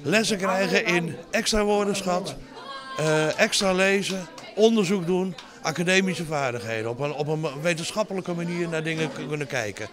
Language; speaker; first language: Dutch; native; Dutch